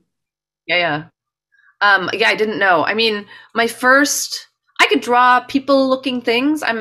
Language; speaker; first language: English; native; English